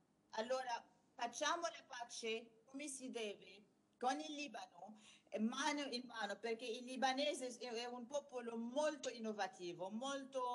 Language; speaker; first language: Italian; non-native, learner; Arabic